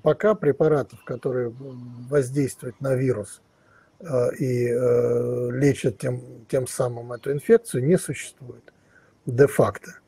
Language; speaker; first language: Russian; native; Russian